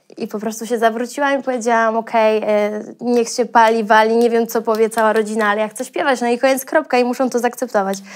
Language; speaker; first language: Polish; native; Polish